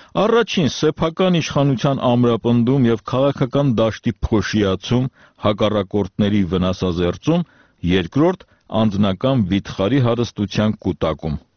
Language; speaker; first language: Armenian; native; Armenian